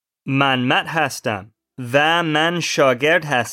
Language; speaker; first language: Persian; non-native, learner; English